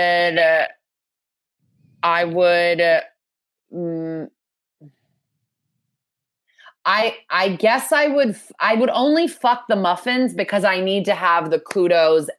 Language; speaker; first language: English; native; English